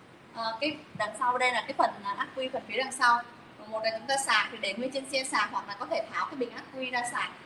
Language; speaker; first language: Vietnamese; native; Vietnamese